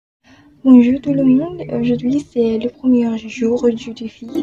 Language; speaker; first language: French; non-native, learner; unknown